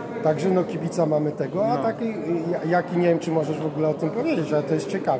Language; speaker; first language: Polish; native; Polish